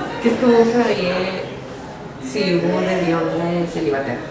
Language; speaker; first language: French; non-native, learner; Spanish